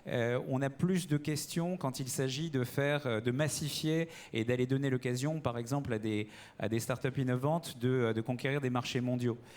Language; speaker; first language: French; native; French